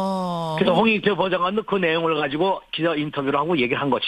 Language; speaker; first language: Korean; native; Korean